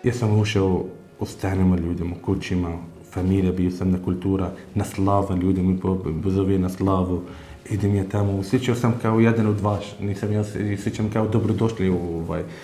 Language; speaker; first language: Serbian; non-native, learner; Arabic